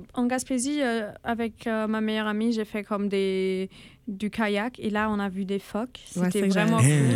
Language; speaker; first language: French; non-native, fluent; German